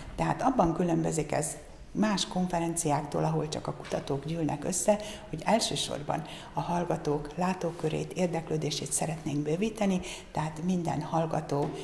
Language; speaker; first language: Hungarian; native; Hungarian